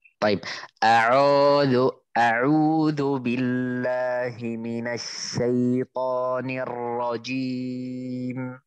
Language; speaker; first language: Arabic; non-native, fluent; Indonesian